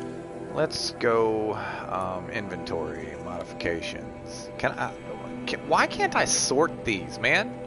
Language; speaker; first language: English; native; English